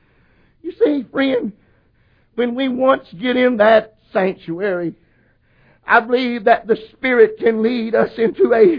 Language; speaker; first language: English; native; English